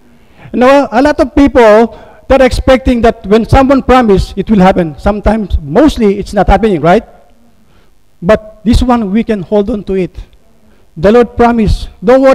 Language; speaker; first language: English; non-native, local second language; Filipino